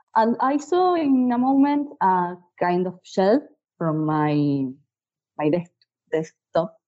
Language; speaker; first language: English; non-native, fluent; Spanish